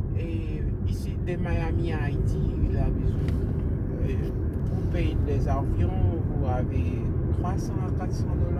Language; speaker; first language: French; non-native, local second language; Haitian Creole